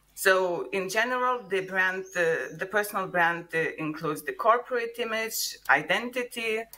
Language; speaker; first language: English; non-native, fluent; Lithuanian